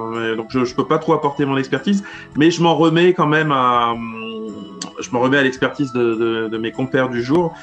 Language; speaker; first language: French; native; French